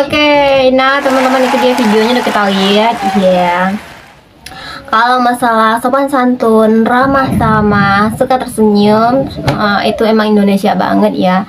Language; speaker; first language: Indonesian; native; Indonesian